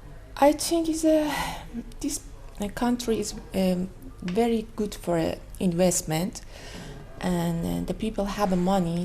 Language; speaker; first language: English; non-native, learner; Persian